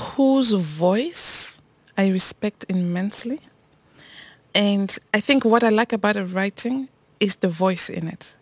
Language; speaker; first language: English; non-native, local second language; French